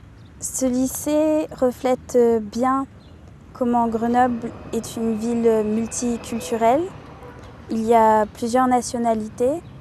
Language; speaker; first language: French; early bilingual, other home language; English